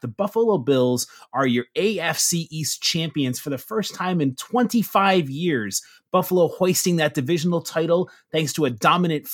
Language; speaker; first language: English; native; English